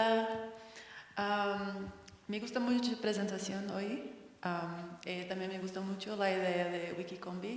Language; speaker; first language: Spanish; non-native, learner; Portuguese